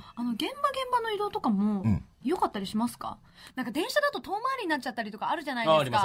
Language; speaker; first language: Japanese; native; Japanese